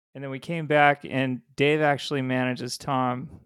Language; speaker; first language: English; native; English